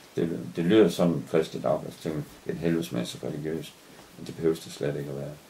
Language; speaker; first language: Danish; native; Danish